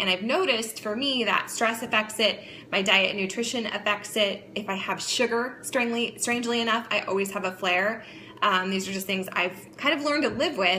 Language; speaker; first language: English; native; English